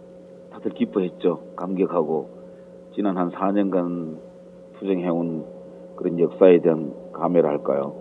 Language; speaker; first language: Korean; native; Korean